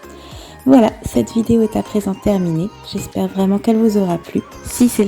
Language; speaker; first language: French; native; French